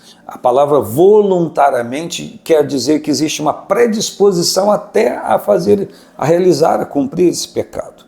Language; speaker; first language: Portuguese; native; Portuguese